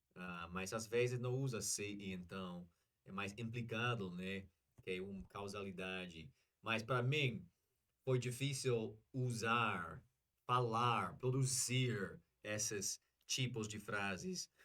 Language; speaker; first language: Portuguese; non-native, learner; English